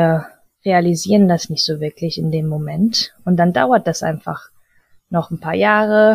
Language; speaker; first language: German; early bilingual, heritage; German